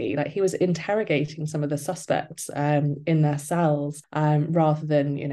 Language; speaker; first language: English; native; English